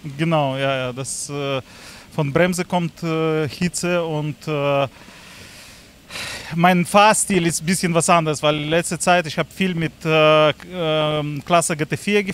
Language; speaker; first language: German; non-native, learner; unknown